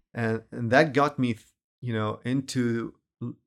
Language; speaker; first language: English; non-native, fluent; Arabic